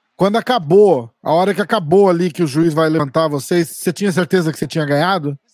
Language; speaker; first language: Portuguese; native; Portuguese